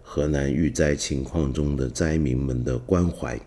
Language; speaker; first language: Chinese; non-native, local second language; Cantonese